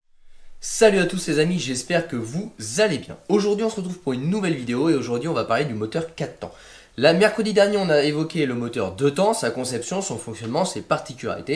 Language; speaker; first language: French; native; French